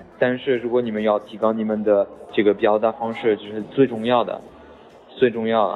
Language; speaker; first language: Chinese; non-native, fluent; French